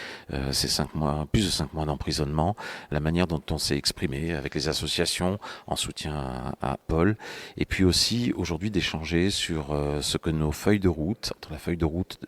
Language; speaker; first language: French; native; French